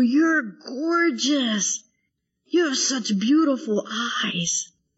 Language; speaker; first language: English; early bilingual, other home language; Spanish